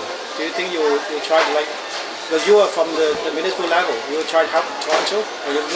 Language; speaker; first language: English; non-native, fluent; Chinese